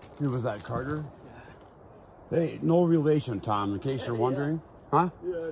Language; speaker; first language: English; native; English